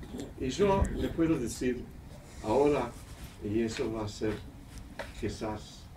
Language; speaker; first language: Spanish; non-native, fluent; Hebrew